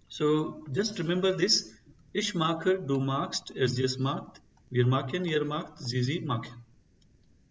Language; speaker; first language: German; non-native, fluent; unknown